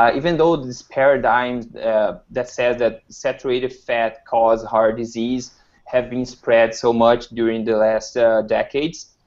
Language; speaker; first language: English; non-native, fluent; Portuguese